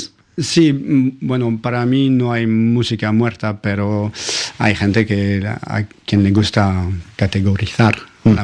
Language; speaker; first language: Spanish; non-native, fluent; French